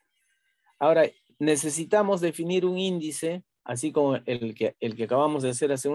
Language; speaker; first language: Spanish; native; Spanish